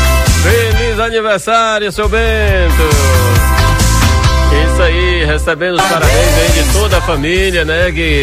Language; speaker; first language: Portuguese; native; Portuguese